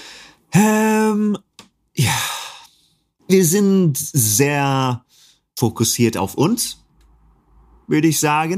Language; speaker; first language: German; non-native, fluent; English